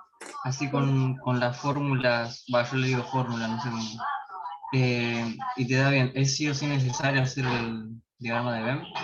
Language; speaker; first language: Spanish; native; Spanish